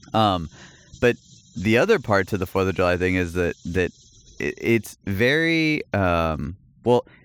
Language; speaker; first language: English; native; English